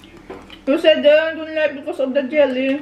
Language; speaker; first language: English; non-native, learner; Filipino